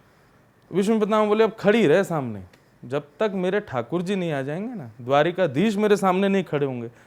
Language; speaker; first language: Hindi; native; Hindi